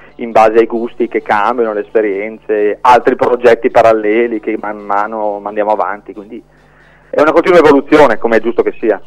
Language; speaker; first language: Italian; native; Italian